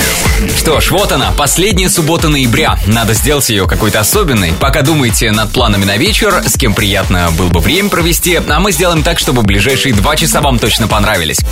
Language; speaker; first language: Russian; native; Russian